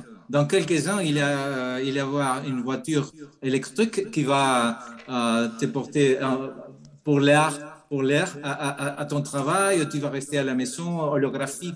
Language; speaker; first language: French; non-native, fluent; Spanish